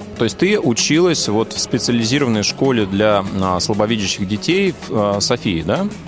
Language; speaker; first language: Russian; native; Russian